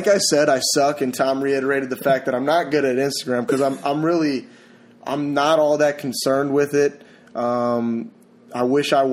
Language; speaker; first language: English; native; English